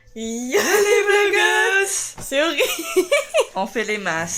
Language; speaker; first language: French; non-native, learner; English